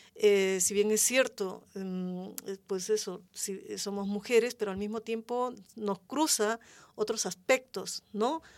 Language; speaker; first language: Spanish; native; Spanish